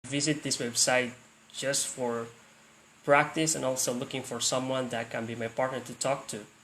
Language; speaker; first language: English; non-native, fluent; Indonesian